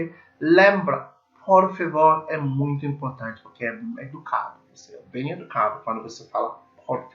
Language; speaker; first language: Portuguese; non-native, learner; English